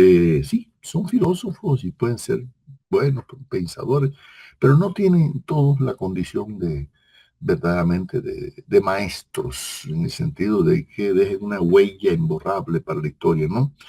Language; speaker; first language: Spanish; native; Spanish